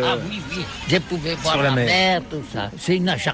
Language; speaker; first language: French; non-native, learner; Catalan